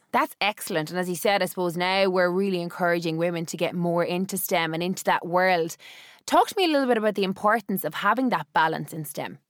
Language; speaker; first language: English; native; English